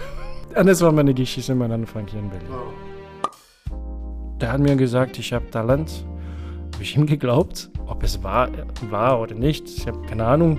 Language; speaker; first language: German; non-native, fluent; French